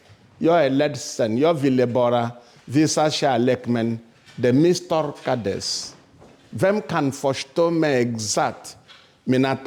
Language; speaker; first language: Swedish; non-native, fluent; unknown